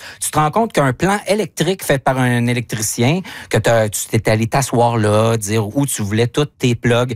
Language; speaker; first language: French; native; French